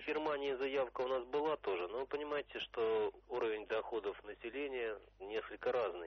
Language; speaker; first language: Russian; native; Russian